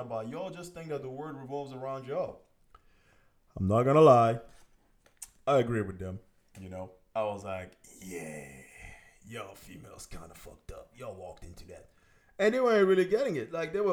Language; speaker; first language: English; non-native, local second language; French